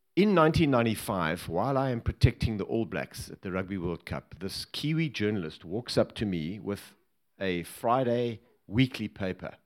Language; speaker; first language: English; native; English